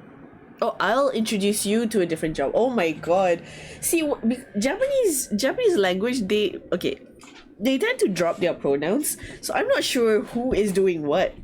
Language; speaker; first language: English; non-native, learner; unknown